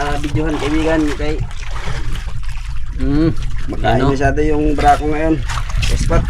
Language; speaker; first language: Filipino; non-native, local second language; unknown